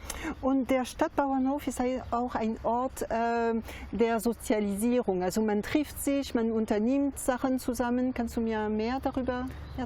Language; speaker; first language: German; non-native, fluent; French